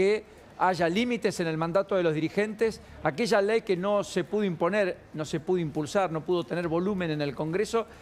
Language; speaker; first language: Spanish; native; Spanish